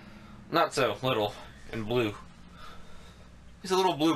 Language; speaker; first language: English; native; English